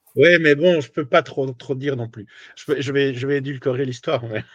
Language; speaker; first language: French; native; French